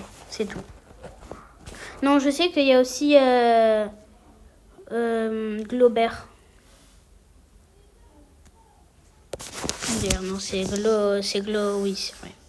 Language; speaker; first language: French; native; French